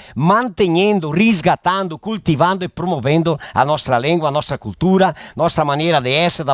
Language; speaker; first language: Italian; early bilingual, heritage; Italian